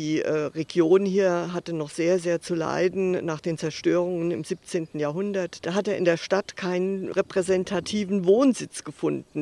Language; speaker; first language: German; native; German